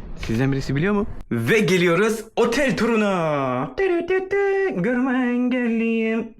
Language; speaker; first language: Turkish; early bilingual, heritage; Turkish